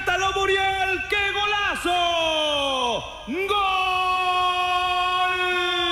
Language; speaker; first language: Spanish; native; Spanish